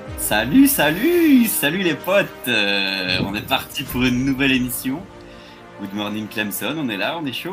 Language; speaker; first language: French; native; French